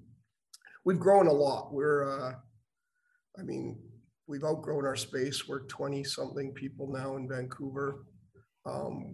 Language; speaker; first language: English; native; English